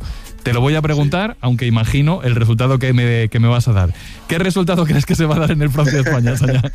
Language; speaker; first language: Spanish; native; Spanish